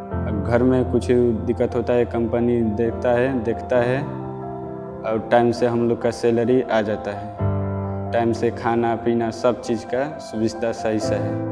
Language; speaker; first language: Hindi; non-native, local second language; Bhojpuri